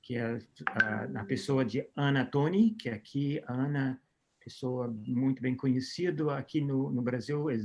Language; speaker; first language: Portuguese; non-native, fluent; English